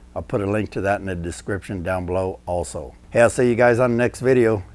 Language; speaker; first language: English; native; English